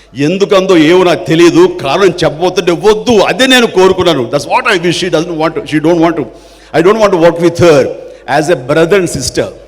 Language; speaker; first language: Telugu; native; Telugu